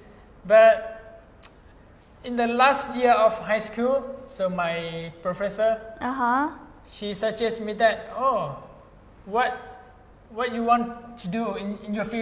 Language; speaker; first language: English; non-native, fluent; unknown